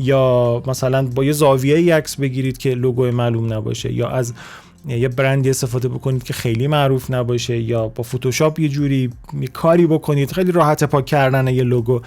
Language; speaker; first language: Persian; native; Persian